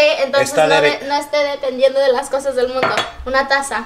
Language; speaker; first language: Spanish; early bilingual, heritage; Spanish